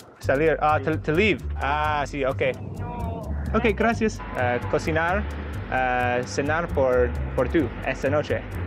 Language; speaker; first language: Spanish; non-native, learner; English